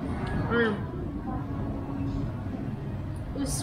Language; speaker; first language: English; non-native, learner; Vietnamese